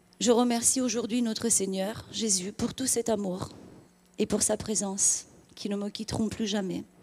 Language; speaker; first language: French; non-native, fluent; Romanian